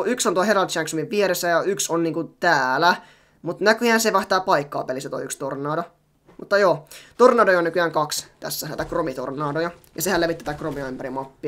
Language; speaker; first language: Finnish; native; Finnish